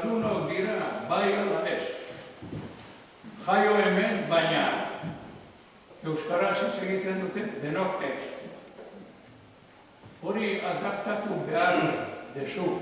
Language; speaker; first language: Basque; non-native, learner; Croatian